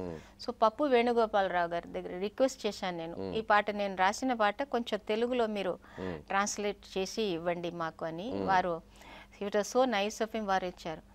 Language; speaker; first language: Telugu; non-native, local second language; Tamil